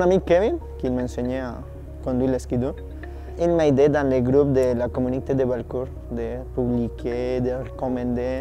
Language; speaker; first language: French; non-native, learner; Spanish